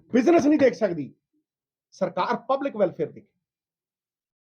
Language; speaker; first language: Hindi; non-native, local second language; Punjabi